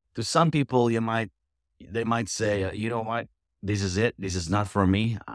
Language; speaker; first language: English; non-native, local second language; Filipino